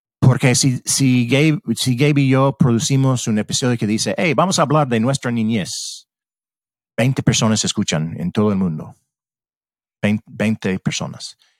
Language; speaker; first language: Spanish; non-native, fluent; English